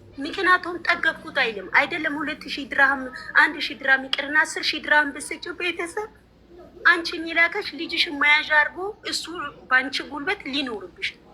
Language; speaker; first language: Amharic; native; Amharic